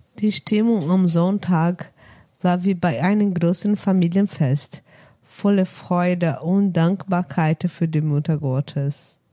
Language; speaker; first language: German; non-native, fluent; Portuguese